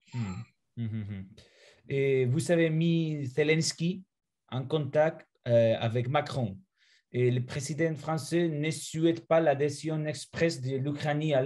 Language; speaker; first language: French; non-native, fluent; Spanish